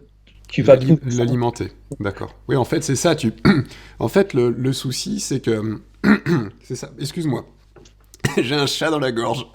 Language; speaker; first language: French; native; French